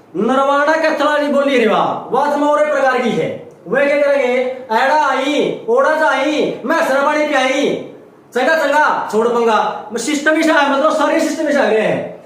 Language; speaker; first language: Hindi; native; Hindi